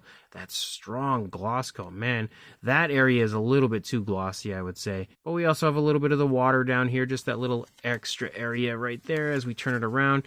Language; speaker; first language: English; native; English